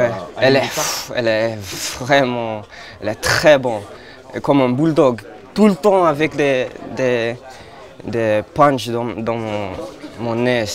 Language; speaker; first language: French; early bilingual, heritage; French